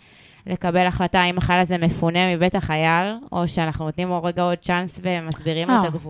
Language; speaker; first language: Hebrew; native; Hebrew